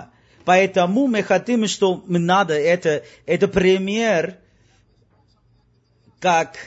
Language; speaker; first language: Russian; non-native, learner; Spanish